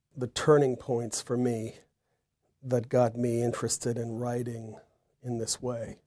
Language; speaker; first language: English; native; English